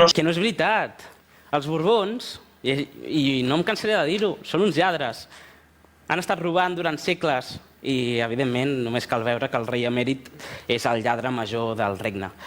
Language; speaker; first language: Catalan; early bilingual, other home language; Spanish